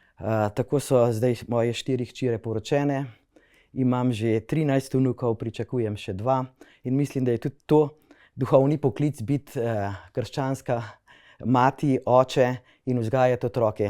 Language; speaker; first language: Slovenian; native; Slovenian